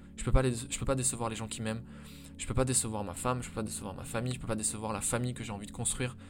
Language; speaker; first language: French; native; French